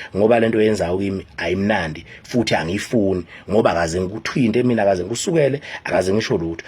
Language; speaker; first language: Zulu; native; Zulu